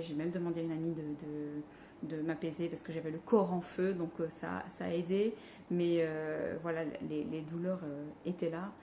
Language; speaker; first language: French; native; French